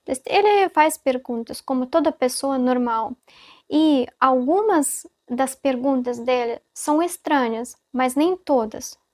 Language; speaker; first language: Portuguese; non-native, fluent; Russian